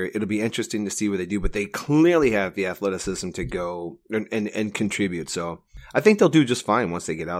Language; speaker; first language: English; native; English